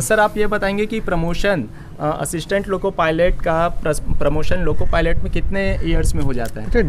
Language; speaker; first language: Hindi; native; Hindi